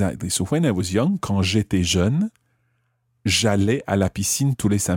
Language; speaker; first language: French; non-native, fluent; English